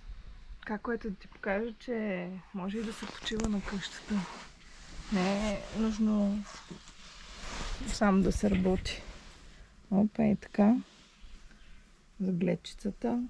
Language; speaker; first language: Bulgarian; native; Bulgarian